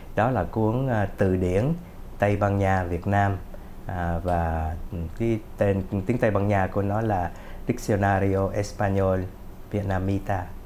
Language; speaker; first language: Vietnamese; native; Vietnamese